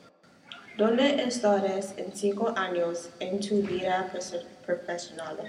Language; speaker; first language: Spanish; non-native, learner; English